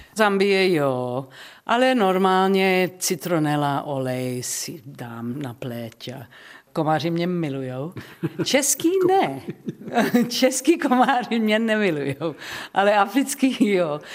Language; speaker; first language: Czech; early bilingual, heritage; Czech